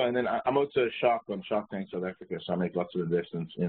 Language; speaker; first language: English; native; English